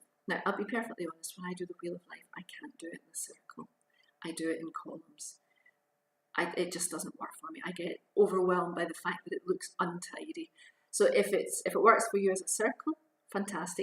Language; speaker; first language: English; native; English